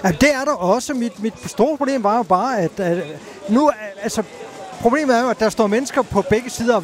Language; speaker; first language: Danish; native; Danish